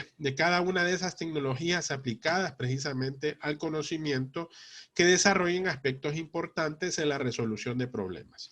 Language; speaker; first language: Spanish; native; Spanish